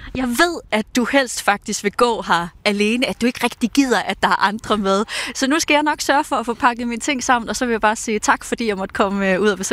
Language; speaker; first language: Danish; native; Danish